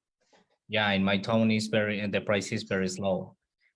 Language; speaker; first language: English; non-native, learner; Spanish